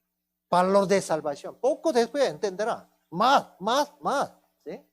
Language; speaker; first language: Spanish; non-native, fluent; Korean